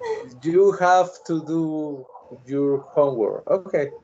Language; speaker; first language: English; non-native, learner; Spanish